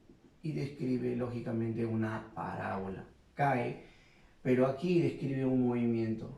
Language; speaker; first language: Spanish; native; Spanish